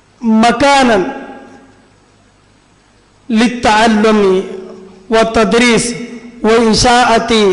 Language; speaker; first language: Arabic; non-native, fluent; Malayalam